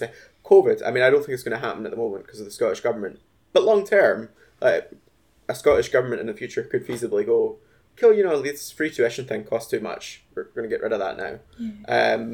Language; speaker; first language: English; native; English